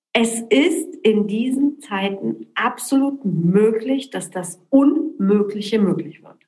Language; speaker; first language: German; early bilingual, other home language; Polish